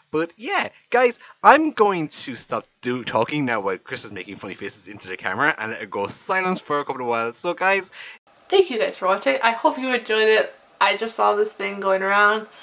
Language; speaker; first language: English; native; English